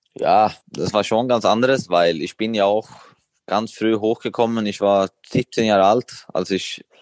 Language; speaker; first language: German; non-native, fluent; Swedish